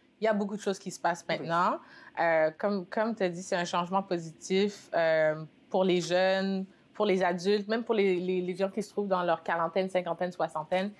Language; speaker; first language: French; early bilingual, other home language; Haitian Creole